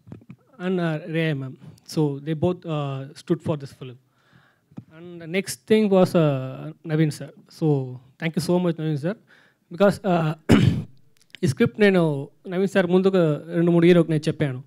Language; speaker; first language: Telugu; non-native, local second language; Tamil